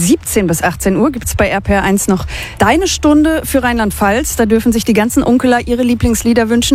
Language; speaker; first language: German; native; German